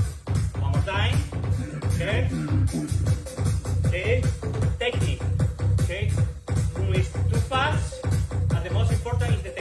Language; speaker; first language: English; non-native, learner; Spanish